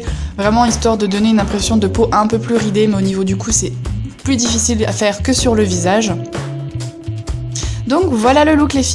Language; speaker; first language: French; native; French